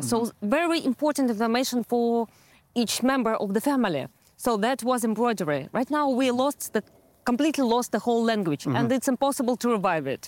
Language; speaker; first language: English; non-native, fluent; Russian